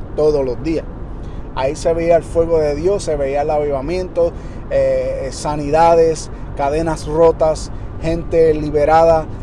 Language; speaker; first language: Spanish; early bilingual, heritage; Spanish